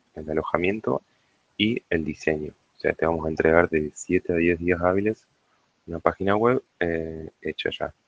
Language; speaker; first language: Spanish; native; Spanish